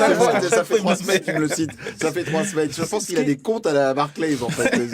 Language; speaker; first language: French; native; French